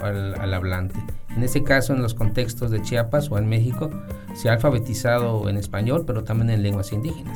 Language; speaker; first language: Spanish; native; Spanish